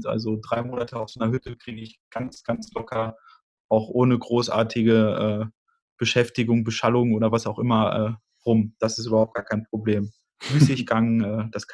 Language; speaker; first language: German; native; German